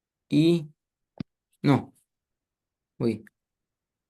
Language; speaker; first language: French; non-native, learner; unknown